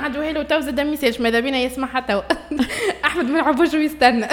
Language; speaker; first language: Arabic; native; Arabic